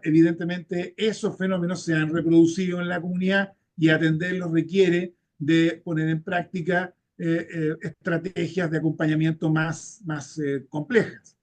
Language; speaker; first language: Spanish; native; Spanish